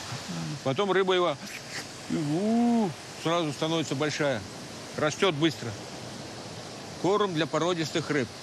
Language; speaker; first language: Russian; non-native, fluent; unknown